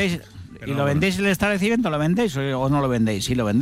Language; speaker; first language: Spanish; native; Spanish